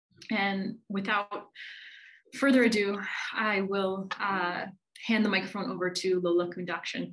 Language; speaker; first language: English; native; English